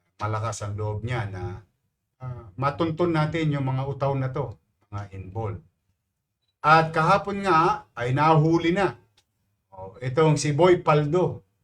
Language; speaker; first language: Filipino; native; Filipino